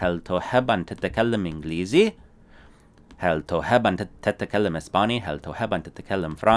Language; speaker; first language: Arabic; non-native, fluent; English